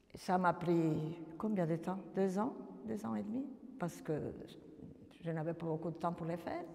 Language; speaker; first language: French; non-native, fluent; Spanish